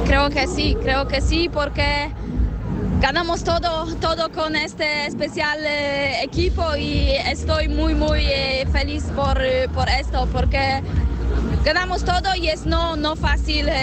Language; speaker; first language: Spanish; non-native, learner; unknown